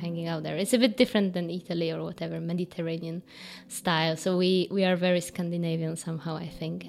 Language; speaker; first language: English; non-native, fluent; Polish